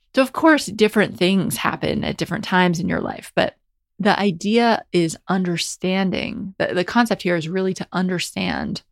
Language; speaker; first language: English; native; English